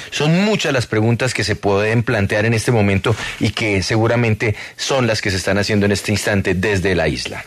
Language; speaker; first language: Spanish; native; Spanish